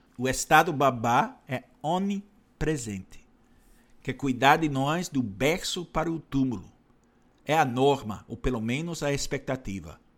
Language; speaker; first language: Portuguese; non-native, fluent; English